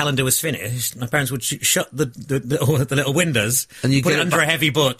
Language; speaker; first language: English; native; English